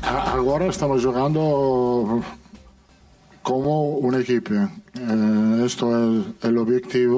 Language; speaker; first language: Portuguese; non-native, fluent; Italian